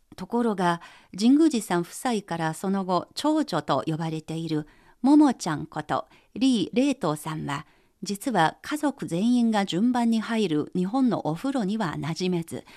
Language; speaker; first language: Japanese; non-native, fluent; Chinese